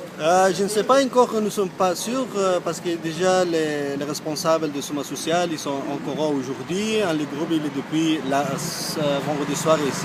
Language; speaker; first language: French; non-native, learner; Persian